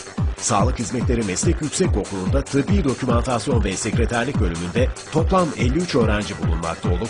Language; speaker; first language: Turkish; native; Turkish